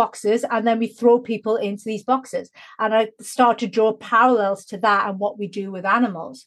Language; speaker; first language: English; native; English